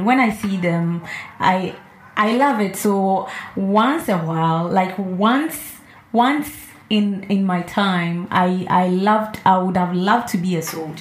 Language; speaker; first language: English; non-native, local second language; Ewe